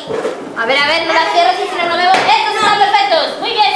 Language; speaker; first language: Spanish; native; Spanish